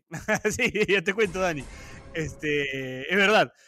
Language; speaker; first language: Spanish; native; Spanish